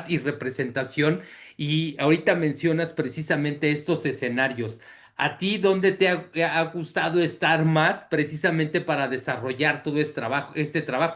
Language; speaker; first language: Spanish; native; Spanish